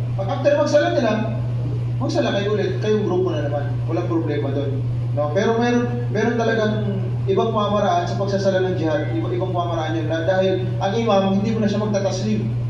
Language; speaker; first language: Filipino; non-native, local second language; Cebuano